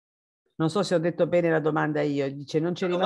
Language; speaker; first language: Italian; non-native, fluent; Spanish